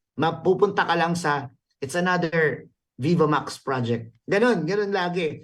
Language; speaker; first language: Filipino; native; Filipino